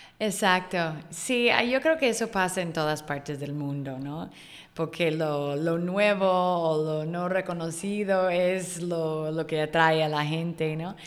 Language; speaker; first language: Spanish; non-native, fluent; English